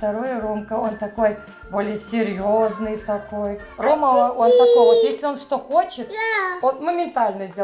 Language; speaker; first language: Russian; native; Russian